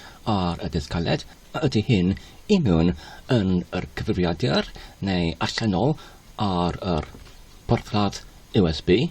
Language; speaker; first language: Welsh; non-native, learner; Polish